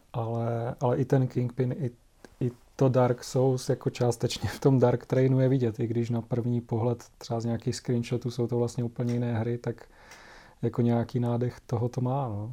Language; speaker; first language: Czech; native; Czech